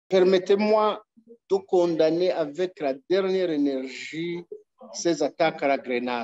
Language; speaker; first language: French; non-native, local second language; Rundi